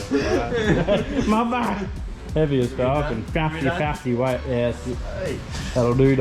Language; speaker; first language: English; native; English